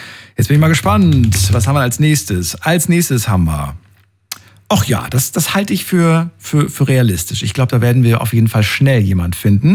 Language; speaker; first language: German; native; German